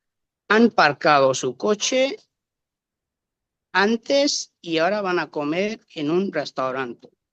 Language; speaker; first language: Spanish; non-native, learner; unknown